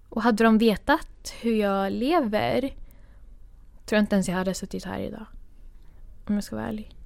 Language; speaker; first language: Swedish; early bilingual, other home language; Kurdish